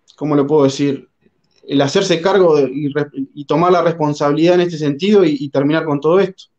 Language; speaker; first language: Spanish; native; Spanish